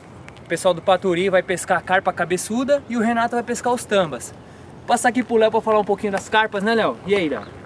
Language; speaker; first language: Portuguese; native; Portuguese